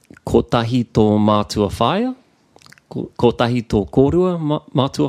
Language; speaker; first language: Māori; non-native, local second language; English